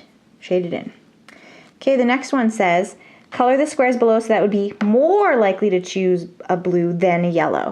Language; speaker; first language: English; native; English